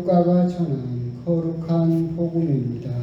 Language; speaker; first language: Korean; native; Korean